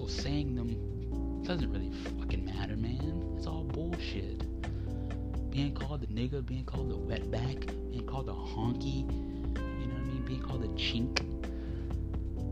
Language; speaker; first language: English; native; English